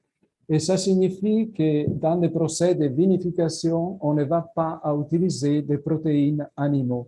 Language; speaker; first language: French; non-native, fluent; Italian